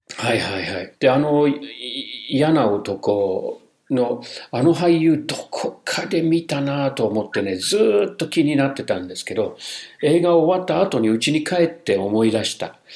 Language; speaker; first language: Japanese; non-native, fluent; English